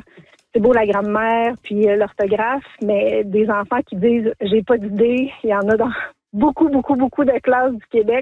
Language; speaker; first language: French; native; French